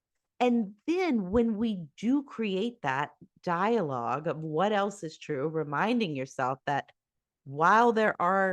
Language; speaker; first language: English; native; English